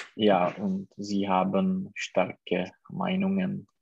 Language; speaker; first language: German; non-native, fluent; Czech